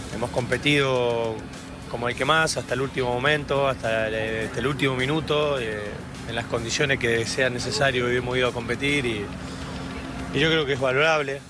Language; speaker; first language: Spanish; native; Spanish